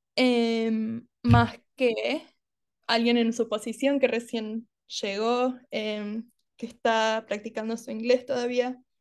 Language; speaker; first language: Spanish; early bilingual, heritage; Spanish